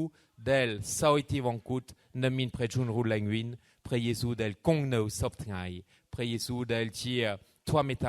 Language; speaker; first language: Khmer; non-native, fluent; French